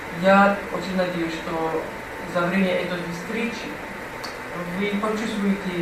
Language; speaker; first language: Russian; non-native, fluent; Arabic